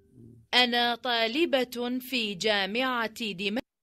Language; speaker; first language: Arabic; non-native, learner; Urdu